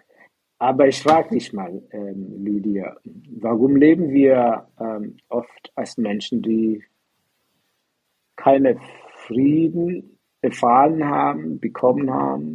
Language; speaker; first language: German; non-native, fluent; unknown